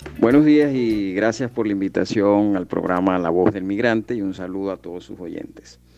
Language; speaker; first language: Spanish; native; Spanish